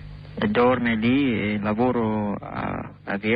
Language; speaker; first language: Italian; non-native, learner; English